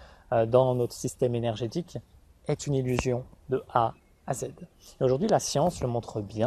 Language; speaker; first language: French; native; French